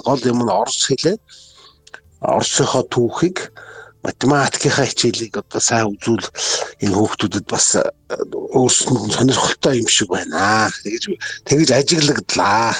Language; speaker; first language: Mongolian; native; Mongolian